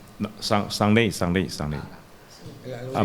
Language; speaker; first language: Spanish; non-native, learner; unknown